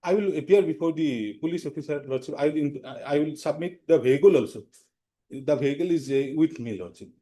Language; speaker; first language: English; non-native, local second language; Assamese